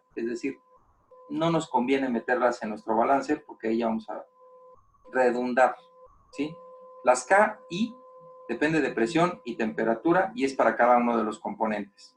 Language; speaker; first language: Spanish; native; Spanish